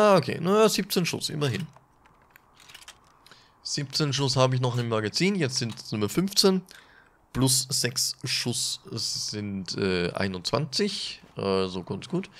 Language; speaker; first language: German; native; German